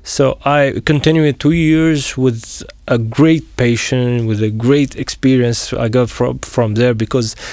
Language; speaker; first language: English; non-native, fluent; Arabic